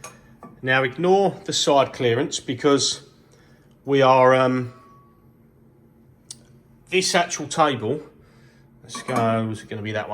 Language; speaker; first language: English; native; English